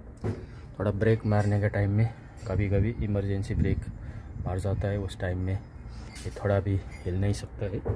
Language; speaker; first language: Hindi; non-native, learner; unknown